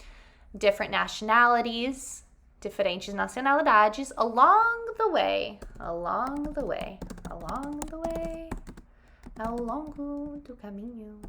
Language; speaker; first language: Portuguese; non-native, fluent; English